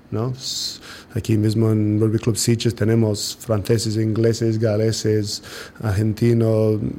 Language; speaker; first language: Spanish; non-native, fluent; English